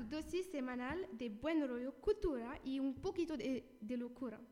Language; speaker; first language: Spanish; non-native, learner; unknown